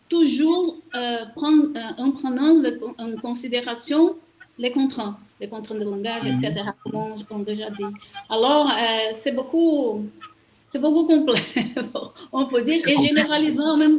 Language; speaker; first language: French; non-native, fluent; Portuguese